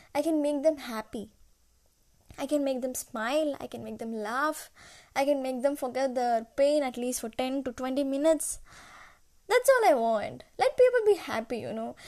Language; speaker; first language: English; non-native, local second language; Malayalam